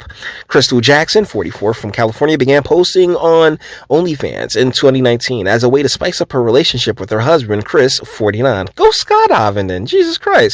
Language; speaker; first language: English; native; English